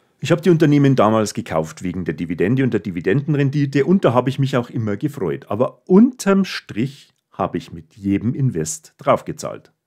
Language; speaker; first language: German; native; German